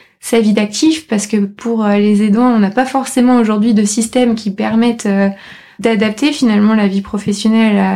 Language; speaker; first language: French; native; French